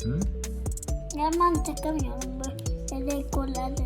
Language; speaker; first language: Turkish; early bilingual, heritage; Turkish